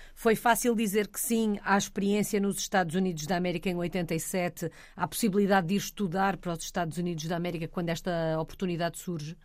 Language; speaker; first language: Portuguese; native; Portuguese